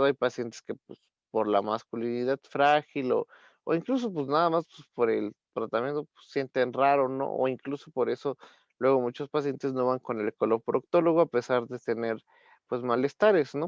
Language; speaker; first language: Spanish; native; Spanish